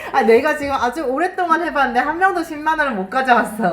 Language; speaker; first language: Korean; native; Korean